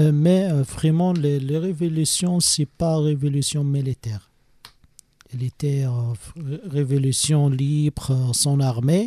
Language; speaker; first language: French; non-native, learner; Arabic